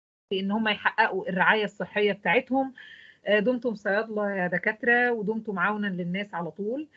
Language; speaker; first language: Arabic; native; Arabic